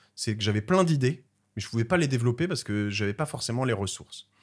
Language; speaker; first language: French; native; French